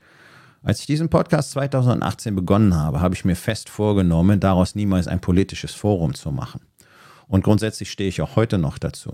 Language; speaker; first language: German; native; German